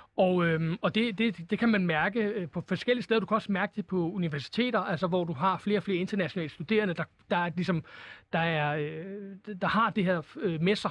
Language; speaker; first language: Danish; native; Danish